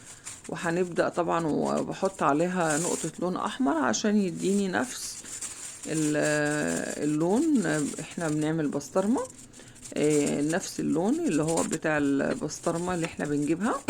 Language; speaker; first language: Arabic; native; Arabic